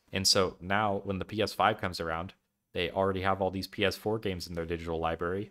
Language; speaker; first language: English; native; English